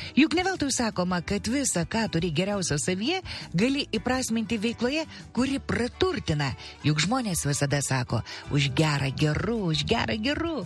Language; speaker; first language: Lithuanian; native; Lithuanian